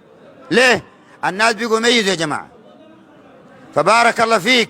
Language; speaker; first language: Arabic; native; Arabic